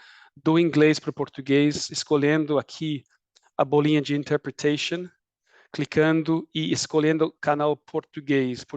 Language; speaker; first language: Portuguese; non-native, fluent; English